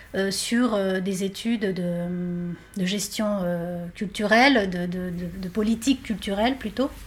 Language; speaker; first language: French; non-native, fluent; Spanish